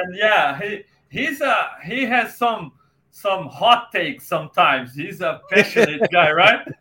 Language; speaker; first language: English; non-native, fluent; Portuguese